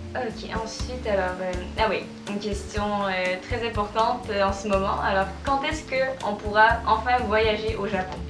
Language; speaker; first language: French; native; French